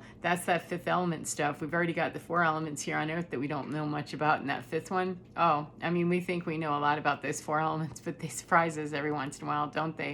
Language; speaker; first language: English; native; English